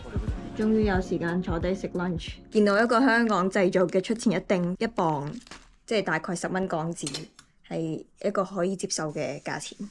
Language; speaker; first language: Cantonese; native; Cantonese